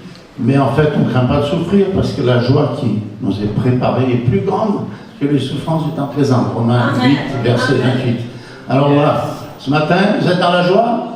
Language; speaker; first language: French; native; French